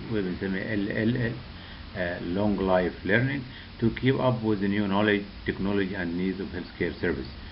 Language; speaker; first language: English; non-native, local second language; Arabic